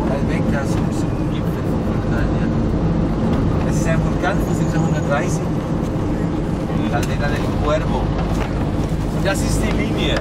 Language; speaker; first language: German; non-native, learner; Spanish